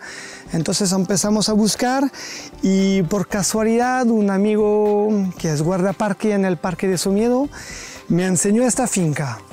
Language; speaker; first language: Spanish; non-native, fluent; French